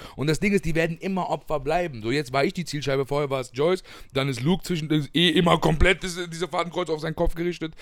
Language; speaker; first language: German; early bilingual, other home language; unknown